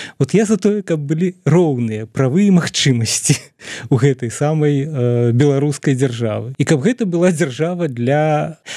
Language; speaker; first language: Belarusian; native; Belarusian